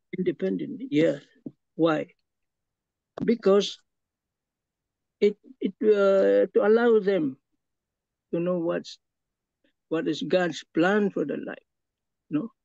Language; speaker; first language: English; non-native, local second language; Filipino